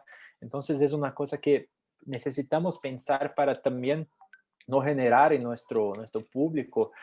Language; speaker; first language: Spanish; non-native, fluent; Portuguese